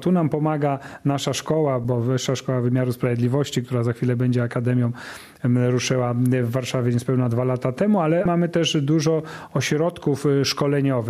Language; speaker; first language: Polish; native; Polish